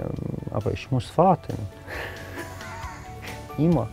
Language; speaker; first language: German; non-native, learner; Arabic